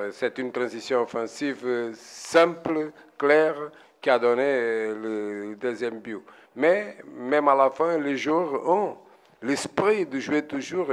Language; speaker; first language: French; non-native, learner; Portuguese